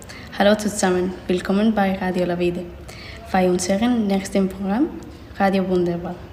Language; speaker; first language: German; non-native, learner; Spanish